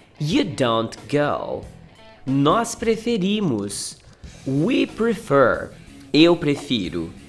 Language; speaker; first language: English; non-native, fluent; Portuguese